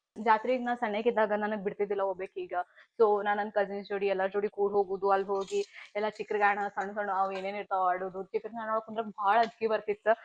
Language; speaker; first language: Kannada; native; Kannada